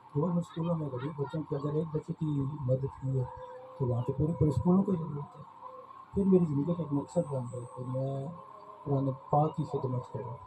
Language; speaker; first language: Urdu; non-native, local second language; Punjabi